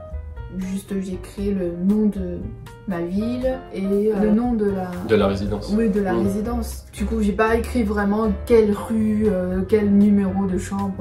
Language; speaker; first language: French; non-native, fluent; Chinese